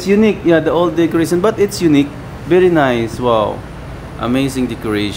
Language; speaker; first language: English; non-native, learner; Filipino